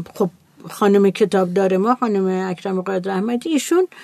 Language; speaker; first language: Persian; native; Persian